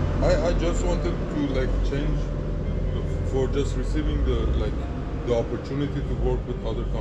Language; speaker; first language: English; non-native, fluent; Persian